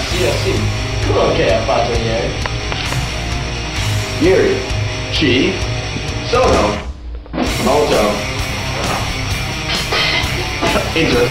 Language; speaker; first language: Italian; non-native, learner; English